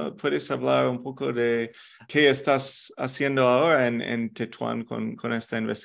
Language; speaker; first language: Spanish; non-native, fluent; English